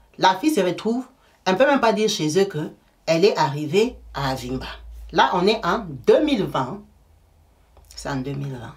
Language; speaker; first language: French; native; French